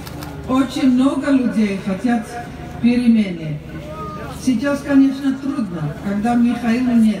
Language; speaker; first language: Russian; non-native, learner; Dutch